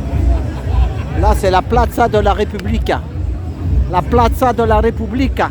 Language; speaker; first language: French; native; French